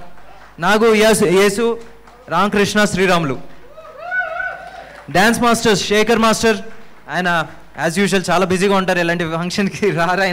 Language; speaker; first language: Telugu; native; Telugu